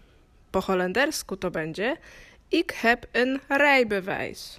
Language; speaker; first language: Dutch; non-native, learner; Polish